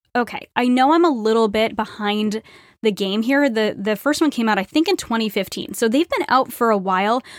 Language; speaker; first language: English; native; English